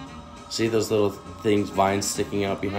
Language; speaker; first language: English; native; English